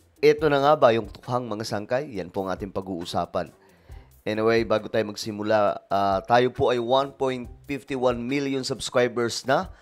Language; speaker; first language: Filipino; native; Filipino